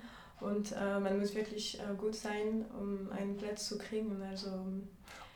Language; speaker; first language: German; non-native, fluent; French